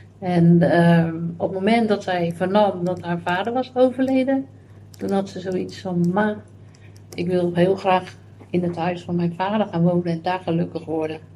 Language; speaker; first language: Dutch; native; Dutch